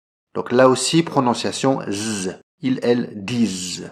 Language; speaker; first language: French; native; French